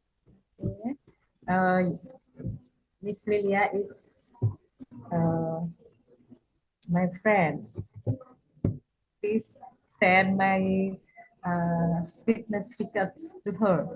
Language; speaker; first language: English; non-native, fluent; Indonesian